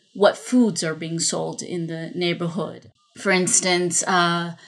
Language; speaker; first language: English; non-native, fluent; Spanish